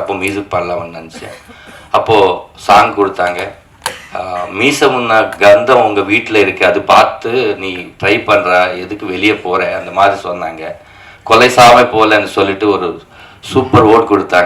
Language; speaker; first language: Tamil; non-native, learner; Telugu